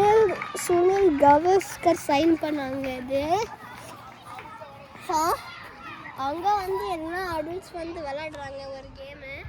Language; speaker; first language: Tamil; early bilingual, heritage; Tamil